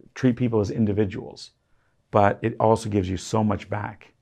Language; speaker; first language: English; native; English